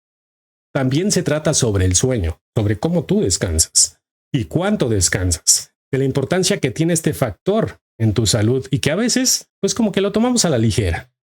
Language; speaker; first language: Spanish; native; Spanish